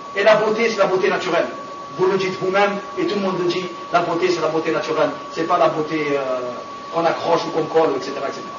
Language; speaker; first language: French; non-native, local second language; Arabic